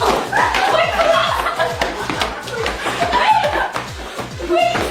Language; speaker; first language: English; non-native, learner; Spanish